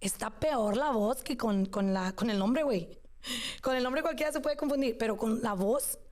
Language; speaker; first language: Spanish; early bilingual, other home language; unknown